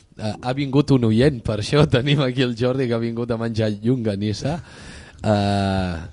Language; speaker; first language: Catalan; native; Catalan